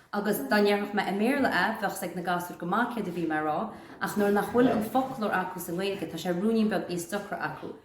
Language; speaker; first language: Irish; native; Irish